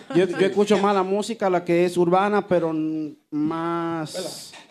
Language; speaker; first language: Spanish; early bilingual, heritage; Spanish